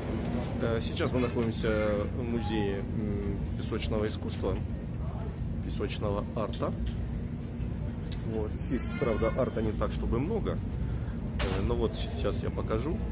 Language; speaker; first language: Russian; native; Russian